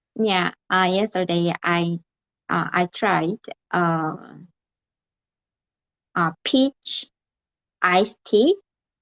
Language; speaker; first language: English; non-native, learner; Korean